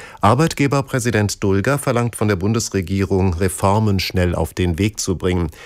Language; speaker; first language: German; native; German